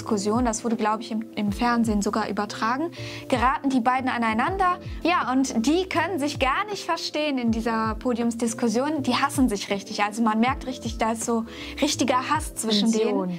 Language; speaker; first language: German; native; German